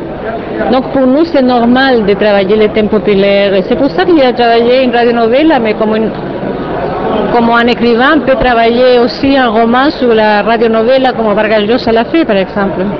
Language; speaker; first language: French; non-native, fluent; Spanish